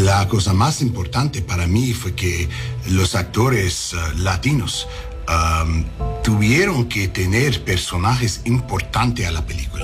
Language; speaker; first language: Spanish; non-native, learner; English